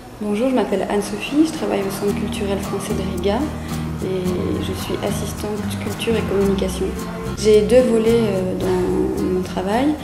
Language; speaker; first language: French; native; French